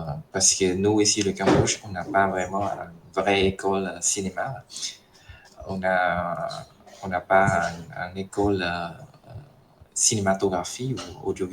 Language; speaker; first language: French; non-native, fluent; Khmer